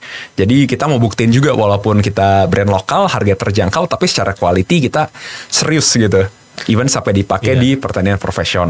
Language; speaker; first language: Indonesian; native; Indonesian